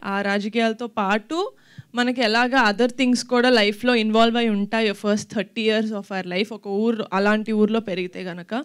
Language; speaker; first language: Telugu; native; Telugu